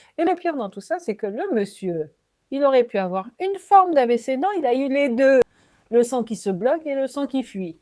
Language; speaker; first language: French; native; French